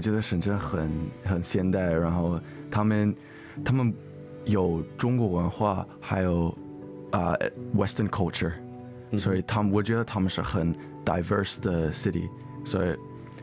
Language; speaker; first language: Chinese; early bilingual, heritage; English